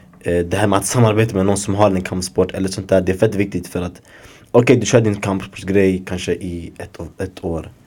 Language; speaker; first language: Swedish; early bilingual, other home language; Somali